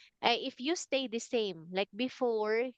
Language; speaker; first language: English; non-native, fluent; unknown